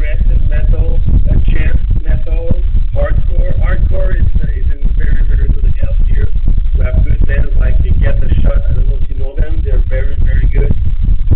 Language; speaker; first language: English; non-native, learner; French